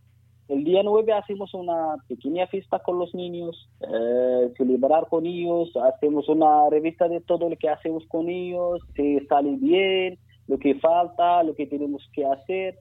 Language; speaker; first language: Spanish; non-native, learner; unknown